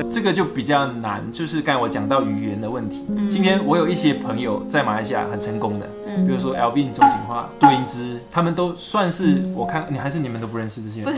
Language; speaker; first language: Chinese; native; Chinese